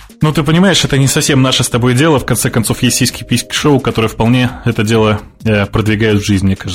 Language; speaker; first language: Russian; native; Russian